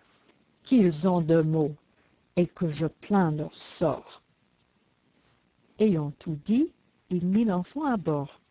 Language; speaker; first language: French; native; French